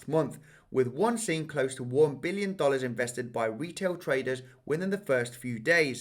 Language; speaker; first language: English; native; English